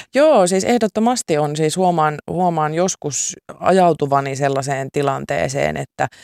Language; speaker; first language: Finnish; native; Finnish